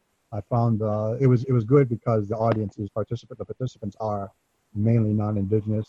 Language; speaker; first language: English; native; English